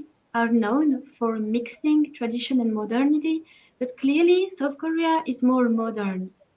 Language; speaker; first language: English; non-native, learner; French